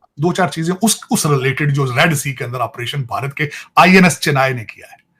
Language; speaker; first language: Urdu; non-native, local second language; Punjabi